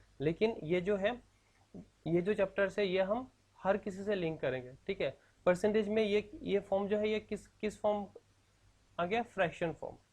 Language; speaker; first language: Hindi; non-native, local second language; Assamese